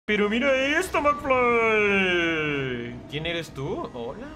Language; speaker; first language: Spanish; native; Spanish